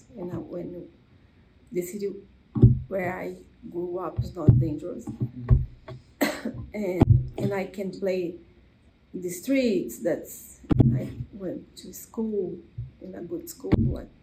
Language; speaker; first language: English; non-native, learner; Portuguese